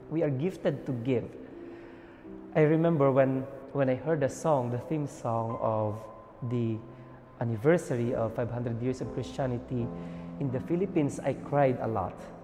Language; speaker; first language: English; non-native, local second language; Filipino